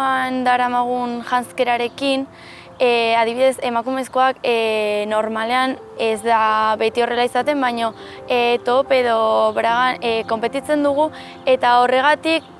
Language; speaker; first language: Basque; non-native, local second language; Spanish